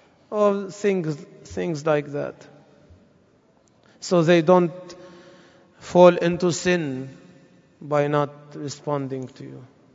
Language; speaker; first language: English; non-native, fluent; Arabic